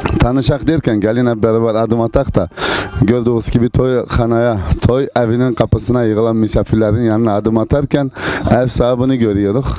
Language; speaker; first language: Turkish; early bilingual, heritage; Turkish